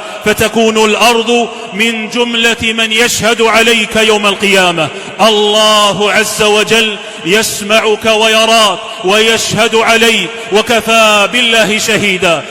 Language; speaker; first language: Arabic; native; Arabic